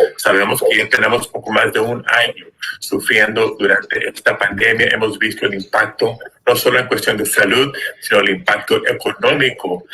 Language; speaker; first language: Spanish; early bilingual, other home language; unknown